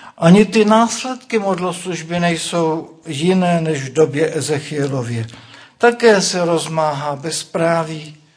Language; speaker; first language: Czech; native; Czech